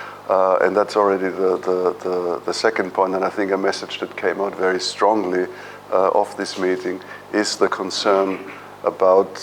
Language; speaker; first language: English; non-native, fluent; German